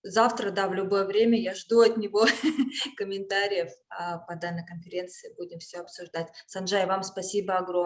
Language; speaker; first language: Russian; native; Russian